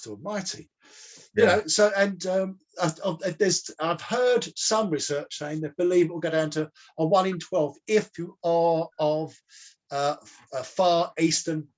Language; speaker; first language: English; native; English